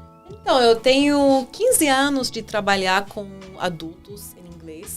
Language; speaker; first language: Portuguese; non-native, fluent; English